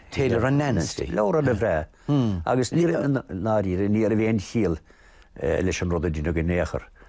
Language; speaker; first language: Irish; native; Irish